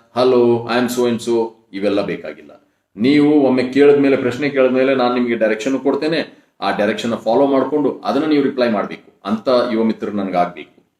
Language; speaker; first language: Kannada; non-native, local second language; Kodava